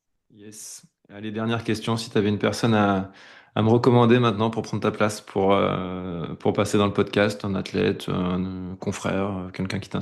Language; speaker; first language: French; native; French